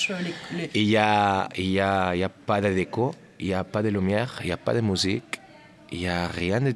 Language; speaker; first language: French; non-native, learner; Catalan